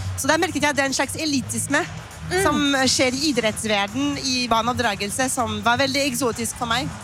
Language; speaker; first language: Norwegian; non-native, fluent; French